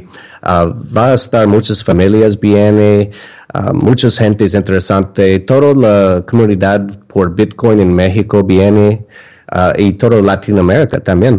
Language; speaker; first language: Spanish; non-native, learner; English